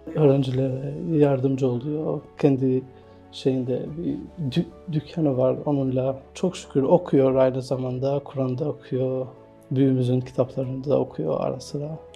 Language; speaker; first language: Turkish; non-native, fluent; Albanian